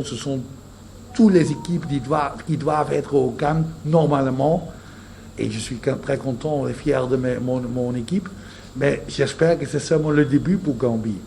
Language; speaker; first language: French; non-native, fluent; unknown